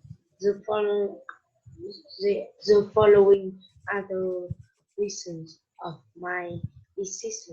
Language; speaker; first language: English; non-native, learner; Vietnamese